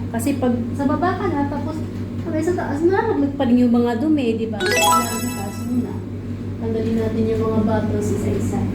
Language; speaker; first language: Filipino; non-native, local second language; Hiligaynon